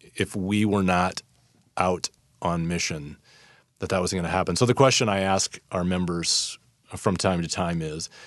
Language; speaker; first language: English; native; English